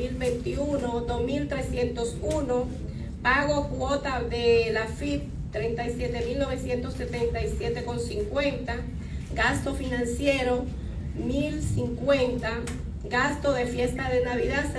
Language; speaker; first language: Spanish; native; Spanish